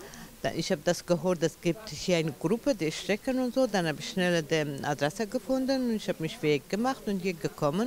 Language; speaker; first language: German; non-native, learner; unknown